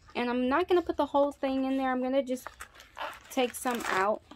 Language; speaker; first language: English; native; English